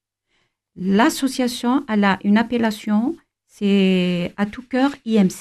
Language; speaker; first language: French; non-native, local second language; Kabyle